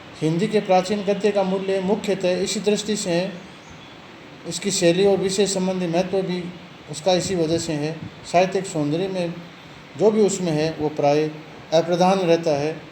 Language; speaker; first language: Hindi; native; Hindi